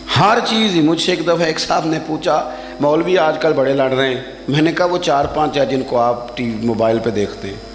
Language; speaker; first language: Urdu; non-native, local second language; Punjabi